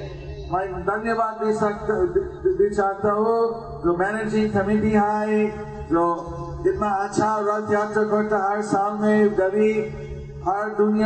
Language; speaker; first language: Hindi; non-native, learner; English